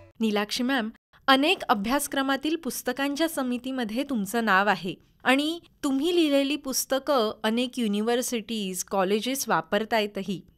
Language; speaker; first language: Marathi; native; Marathi